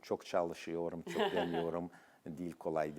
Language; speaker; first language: Turkish; non-native, learner; Dutch